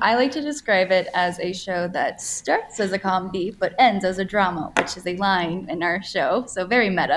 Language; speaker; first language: English; native; English